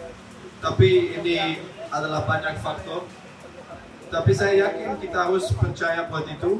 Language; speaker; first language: Indonesian; non-native, fluent; Dutch